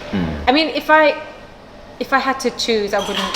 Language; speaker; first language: English; non-native, local second language; Maltese